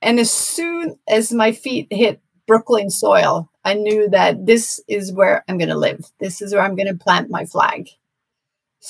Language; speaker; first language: English; non-native, fluent; Norwegian